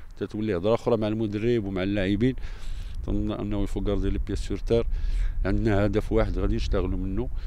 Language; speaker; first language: Arabic; native; Arabic